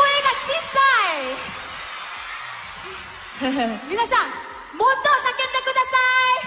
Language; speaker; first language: Japanese; non-native, fluent; Korean